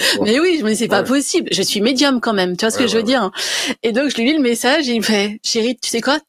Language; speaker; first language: French; native; French